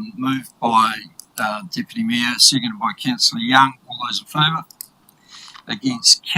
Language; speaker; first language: English; native; English